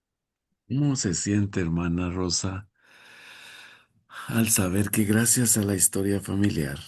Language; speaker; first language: Spanish; native; Spanish